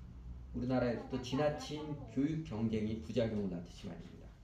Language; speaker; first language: Korean; native; Korean